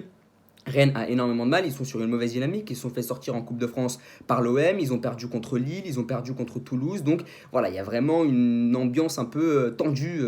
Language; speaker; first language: French; native; French